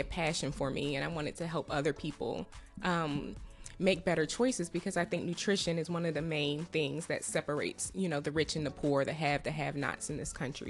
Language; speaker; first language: English; native; English